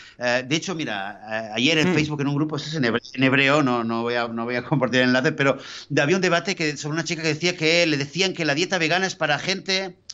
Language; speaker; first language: Spanish; native; Spanish